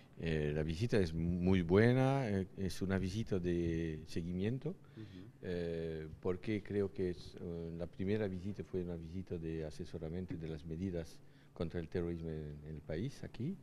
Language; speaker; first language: Spanish; non-native, fluent; French